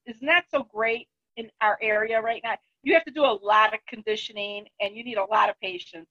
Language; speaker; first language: English; native; English